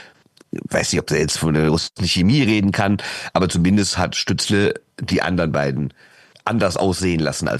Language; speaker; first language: German; native; German